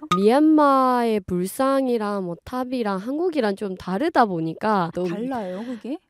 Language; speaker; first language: Korean; non-native, fluent; Burmese